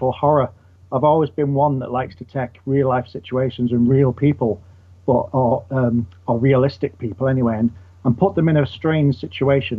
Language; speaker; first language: English; native; English